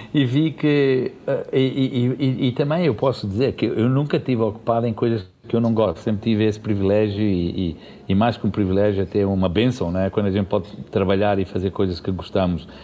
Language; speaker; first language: Portuguese; early bilingual, heritage; Portuguese